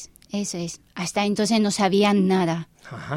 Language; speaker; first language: Spanish; non-native, fluent; Japanese